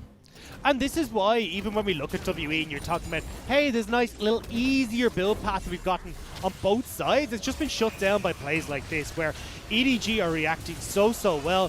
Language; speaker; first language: English; native; English